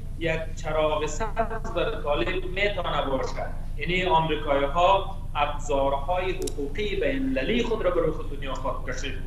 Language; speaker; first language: Persian; native; Persian